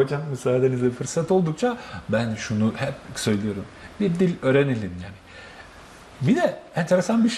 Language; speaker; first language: Turkish; non-native, fluent; Bosnian